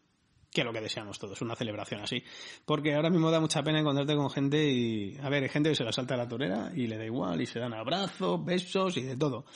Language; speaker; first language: Spanish; native; Spanish